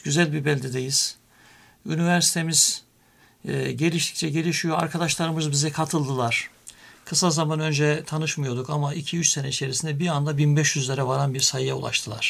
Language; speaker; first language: Turkish; native; Turkish